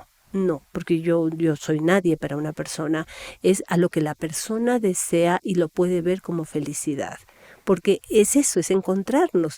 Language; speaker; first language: Spanish; native; Spanish